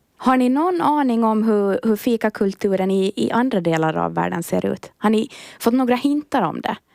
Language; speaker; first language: Swedish; native; Swedish